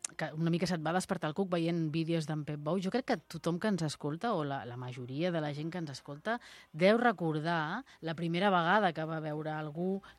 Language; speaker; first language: Catalan; native; Catalan